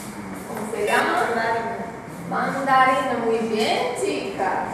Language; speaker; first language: Spanish; non-native, learner; Portuguese